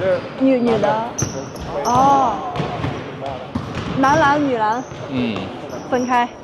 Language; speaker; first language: Chinese; native; Chinese